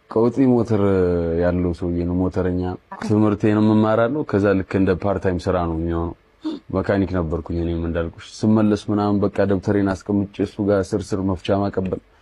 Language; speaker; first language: Amharic; native; Amharic